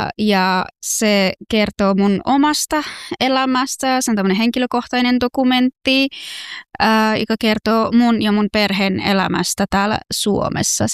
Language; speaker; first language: Finnish; non-native, fluent; Persian